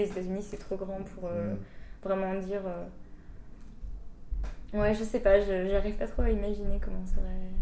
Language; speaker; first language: French; native; French